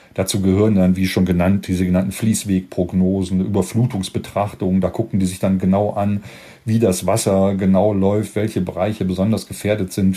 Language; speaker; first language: German; native; German